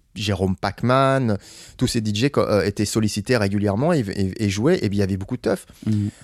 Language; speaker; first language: French; non-native, fluent; English